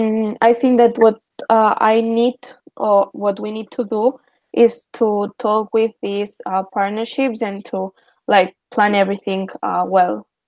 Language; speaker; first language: English; non-native, learner; Spanish